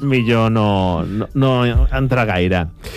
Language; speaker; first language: Catalan; native; Catalan